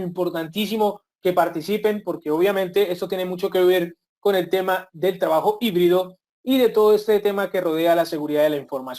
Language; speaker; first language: Spanish; native; Spanish